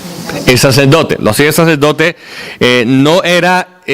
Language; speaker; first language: Spanish; native; Spanish